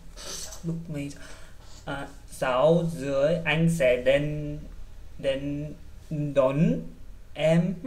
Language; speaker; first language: Vietnamese; non-native, learner; Korean